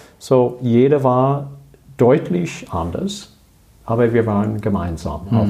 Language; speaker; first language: German; non-native, learner; English